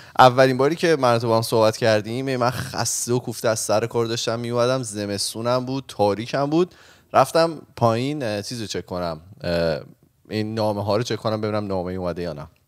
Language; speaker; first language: Persian; native; Persian